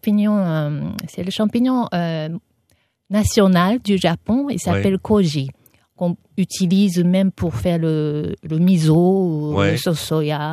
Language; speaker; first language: French; non-native, fluent; Japanese